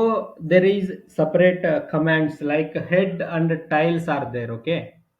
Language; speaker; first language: English; non-native, local second language; Telugu